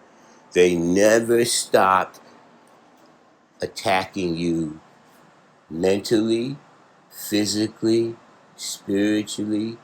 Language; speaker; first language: English; native; English